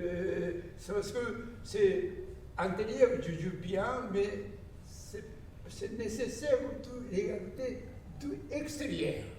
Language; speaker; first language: French; non-native, learner; Japanese